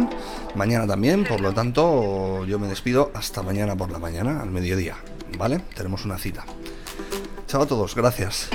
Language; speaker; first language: Spanish; native; Spanish